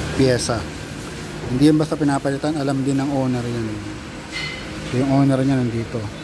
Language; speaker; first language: Filipino; non-native, local second language; Bikol